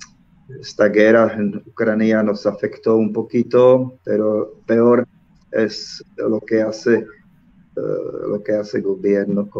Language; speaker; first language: Spanish; non-native, fluent; Czech